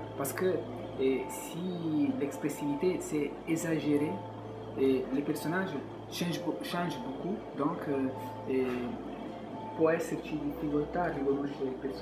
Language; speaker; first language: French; non-native, fluent; Italian